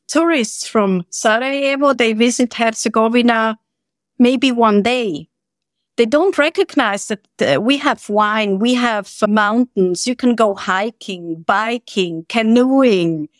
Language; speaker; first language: English; non-native, fluent; German